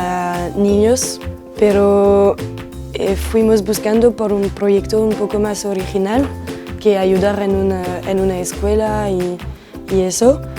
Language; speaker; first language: Spanish; non-native, learner; French